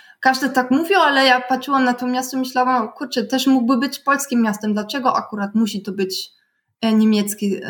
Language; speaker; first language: Polish; non-native, fluent; German